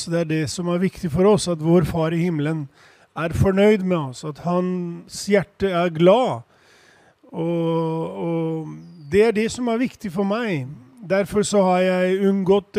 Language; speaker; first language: Swedish; non-native, fluent; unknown